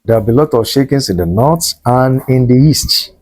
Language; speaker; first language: English; non-native, local second language; Yoruba